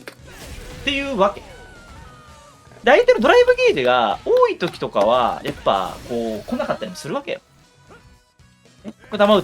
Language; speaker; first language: Japanese; native; Japanese